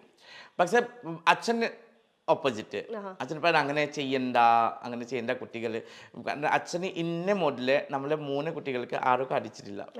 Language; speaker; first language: Malayalam; non-native, learner; Assamese